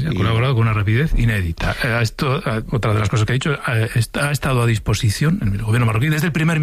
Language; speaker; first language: Spanish; native; Spanish